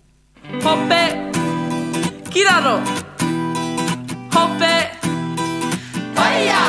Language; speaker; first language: French; native; French